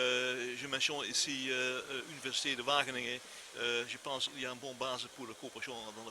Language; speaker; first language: French; non-native, fluent; Dutch